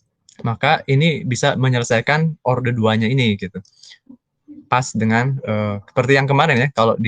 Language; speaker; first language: Indonesian; native; Indonesian